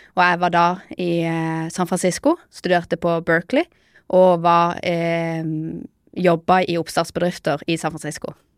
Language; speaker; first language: Norwegian; native; Norwegian